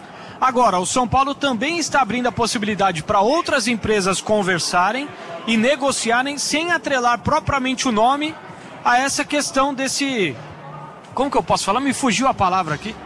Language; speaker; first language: Portuguese; native; Portuguese